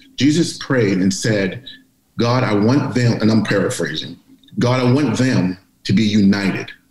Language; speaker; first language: English; native; English